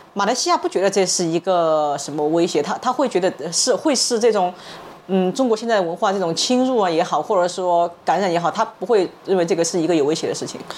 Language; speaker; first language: Chinese; native; Chinese